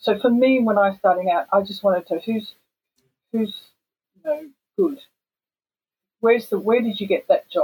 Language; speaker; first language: English; native; English